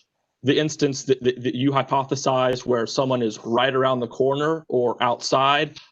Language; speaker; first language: English; native; English